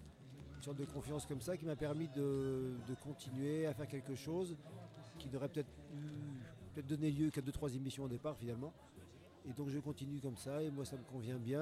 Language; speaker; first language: French; native; French